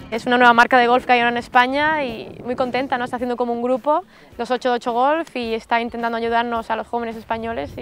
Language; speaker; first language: Spanish; native; Spanish